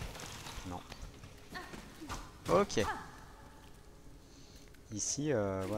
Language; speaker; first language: French; native; French